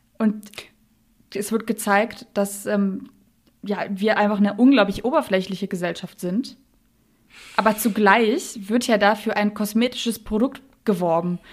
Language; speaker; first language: German; native; German